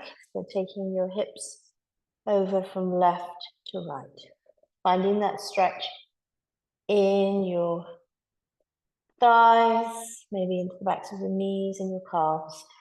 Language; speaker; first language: English; native; English